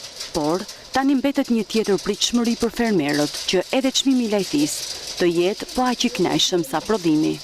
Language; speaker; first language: Albanian; native; Albanian